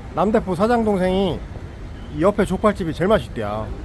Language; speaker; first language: Korean; native; Korean